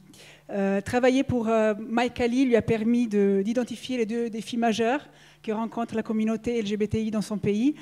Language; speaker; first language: French; native; French